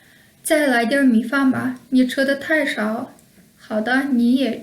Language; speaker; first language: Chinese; non-native, fluent; Kyrgyz